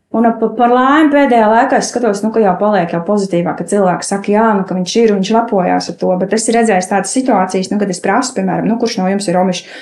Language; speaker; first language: Latvian; native; Latvian